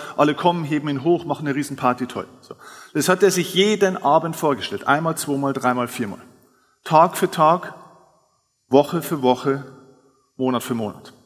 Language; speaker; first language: German; native; German